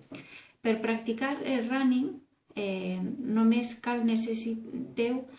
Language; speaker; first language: Catalan; non-native, learner; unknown